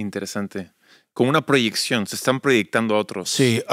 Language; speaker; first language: Spanish; early bilingual, other home language; English